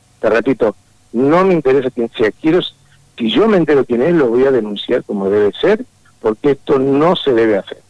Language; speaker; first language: Spanish; native; Spanish